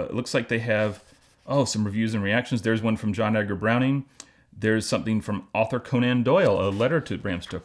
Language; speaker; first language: English; native; English